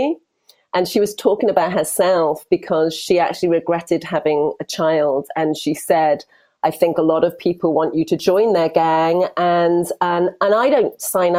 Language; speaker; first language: English; native; English